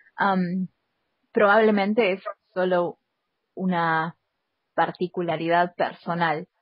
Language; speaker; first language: Spanish; native; Spanish